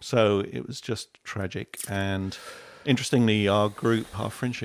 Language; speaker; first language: English; native; English